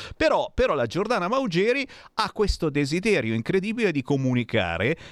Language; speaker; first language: Italian; native; Italian